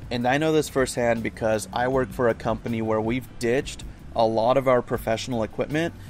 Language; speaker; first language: English; native; English